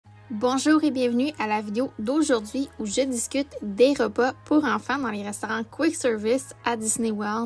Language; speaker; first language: French; native; French